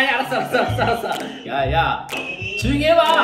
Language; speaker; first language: Korean; native; Korean